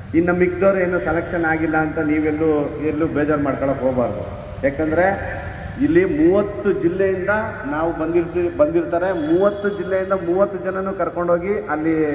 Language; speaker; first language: Kannada; native; Kannada